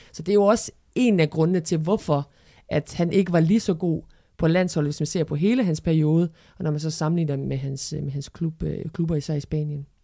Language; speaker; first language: Danish; early bilingual, other home language; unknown